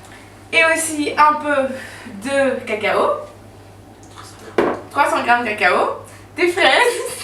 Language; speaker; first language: French; non-native, learner; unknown